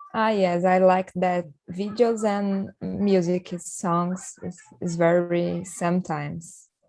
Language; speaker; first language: English; non-native, learner; Portuguese